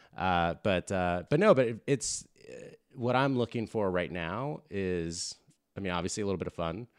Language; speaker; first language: English; native; English